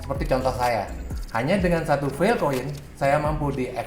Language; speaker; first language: Indonesian; native; Indonesian